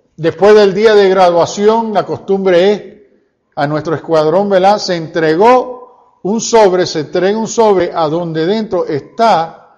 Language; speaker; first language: Spanish; early bilingual, heritage; Spanish